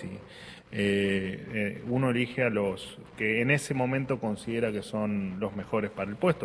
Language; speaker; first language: Spanish; native; Spanish